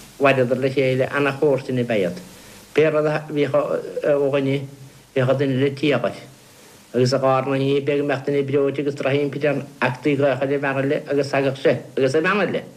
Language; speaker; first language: Irish; native; Irish